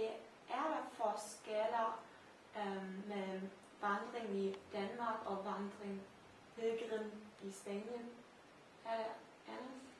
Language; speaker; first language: Danish; non-native, fluent; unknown